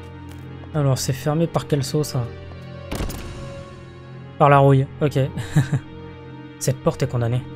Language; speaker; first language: French; native; French